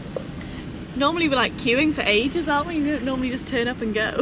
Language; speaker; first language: English; native; English